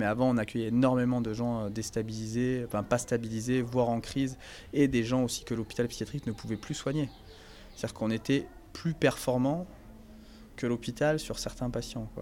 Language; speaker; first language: French; native; French